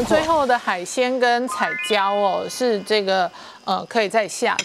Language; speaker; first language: Chinese; native; Chinese